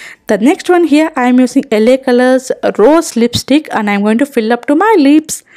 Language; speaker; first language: English; non-native, local second language; Telugu